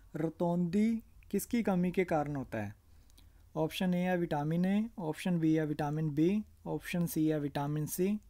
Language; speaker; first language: Hindi; non-native, local second language; Punjabi